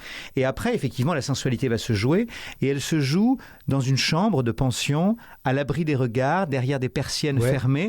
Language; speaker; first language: French; native; French